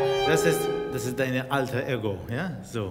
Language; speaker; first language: German; non-native, fluent; Russian